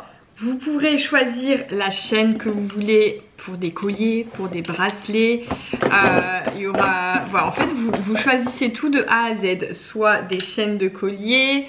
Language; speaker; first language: French; native; French